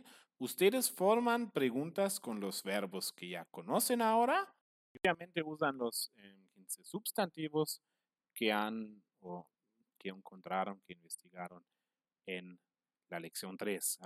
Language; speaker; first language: Spanish; non-native, fluent; German